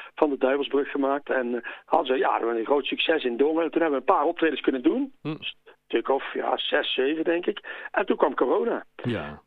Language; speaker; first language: Dutch; native; Dutch